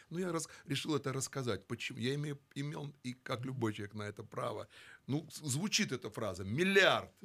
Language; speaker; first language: Russian; native; Russian